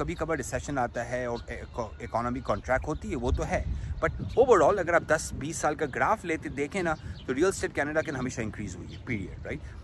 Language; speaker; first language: Hindi; native; Hindi